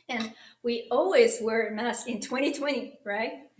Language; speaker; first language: English; non-native, fluent; Japanese